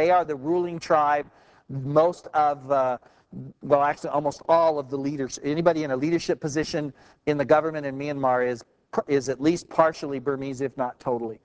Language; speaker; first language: English; native; English